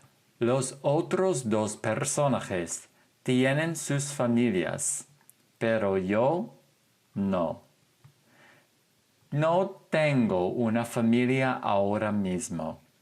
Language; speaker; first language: Spanish; non-native, fluent; English